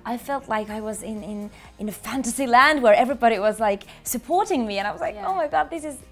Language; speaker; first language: English; non-native, fluent; Finnish